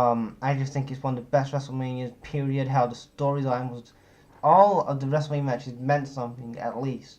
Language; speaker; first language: English; native; English